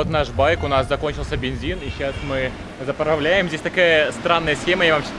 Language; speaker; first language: Russian; native; Russian